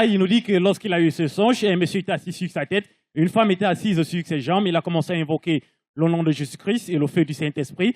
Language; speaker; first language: French; non-native, local second language; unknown